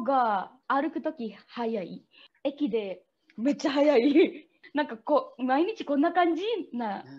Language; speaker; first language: Japanese; non-native, learner; Indonesian